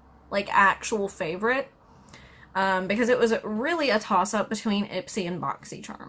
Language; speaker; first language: English; native; English